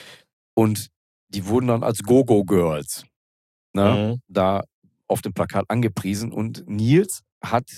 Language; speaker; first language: German; native; German